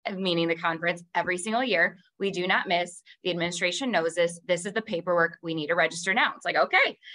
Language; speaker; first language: English; native; English